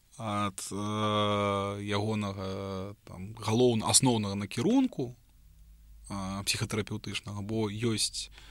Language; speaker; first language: Belarusian; non-native, local second language; Russian